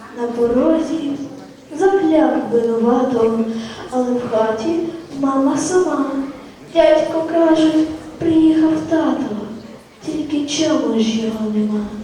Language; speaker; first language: Ukrainian; native; Ukrainian